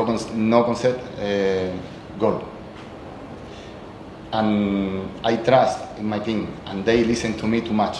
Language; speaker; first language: English; non-native, learner; Spanish